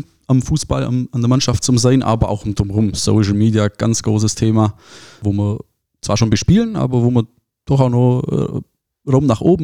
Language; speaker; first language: German; native; German